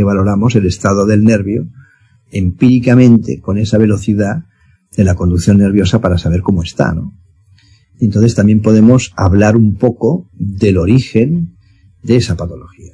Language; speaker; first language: Spanish; native; Spanish